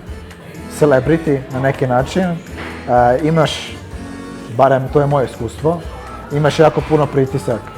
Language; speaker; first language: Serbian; early bilingual, heritage; Serbian